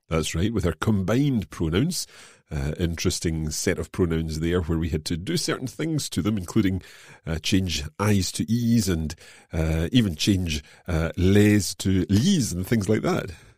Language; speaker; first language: English; native; English